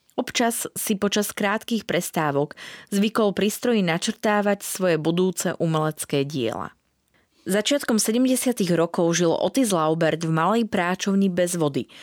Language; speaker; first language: Slovak; native; Slovak